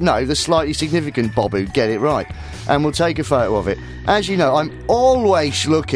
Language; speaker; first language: English; native; English